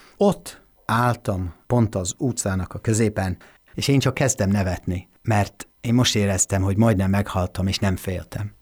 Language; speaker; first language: Hungarian; non-native, fluent; English